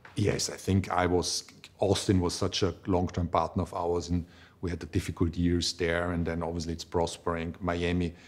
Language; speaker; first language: English; non-native, fluent; German